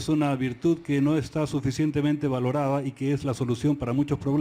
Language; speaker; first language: Spanish; native; Spanish